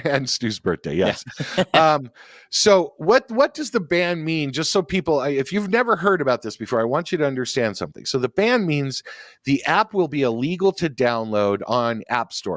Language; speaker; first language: English; native; English